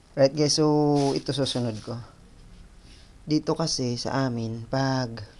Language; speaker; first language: Filipino; non-native, local second language; Bikol